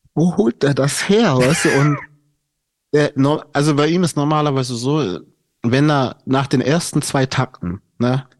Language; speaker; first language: German; native; German